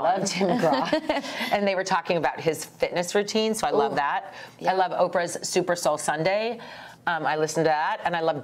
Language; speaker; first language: English; native; English